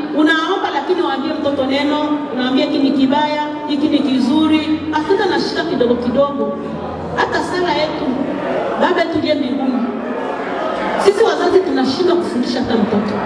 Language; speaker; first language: Swahili; non-native, local second language; Bembe